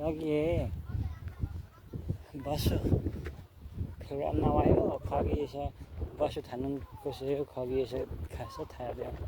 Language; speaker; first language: Korean; non-native, learner; Nepali